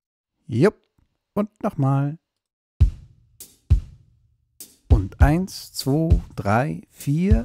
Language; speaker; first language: German; native; German